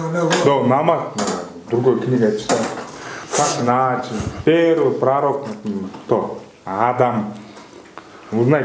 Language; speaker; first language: Russian; non-native, learner; Kyrgyz